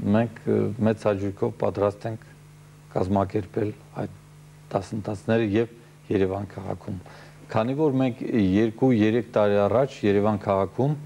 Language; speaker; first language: Armenian; non-native, local second language; Assyrian Neo-Aramaic